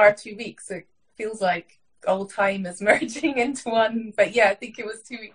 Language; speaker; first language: English; native; English